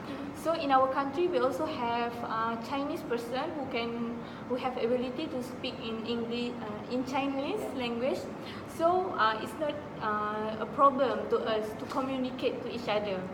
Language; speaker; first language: English; non-native, local second language; Malay